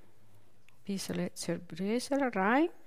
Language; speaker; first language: German; non-native, learner; Italian